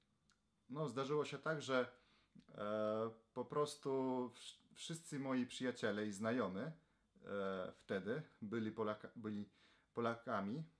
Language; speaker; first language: Polish; non-native, fluent; Slovenian